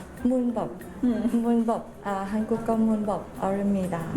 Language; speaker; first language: Korean; non-native, learner; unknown